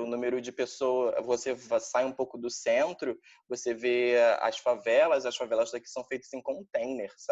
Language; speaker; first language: Portuguese; native; Portuguese